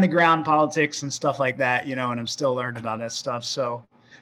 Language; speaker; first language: English; native; English